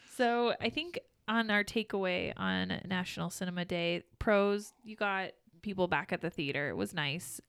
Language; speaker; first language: English; native; English